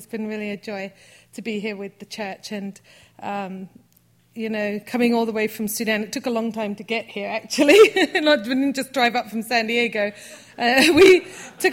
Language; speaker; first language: English; native; English